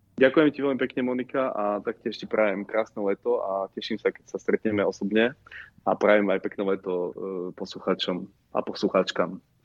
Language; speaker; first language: Slovak; native; Slovak